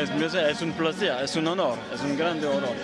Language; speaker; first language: Spanish; non-native, learner; Arabic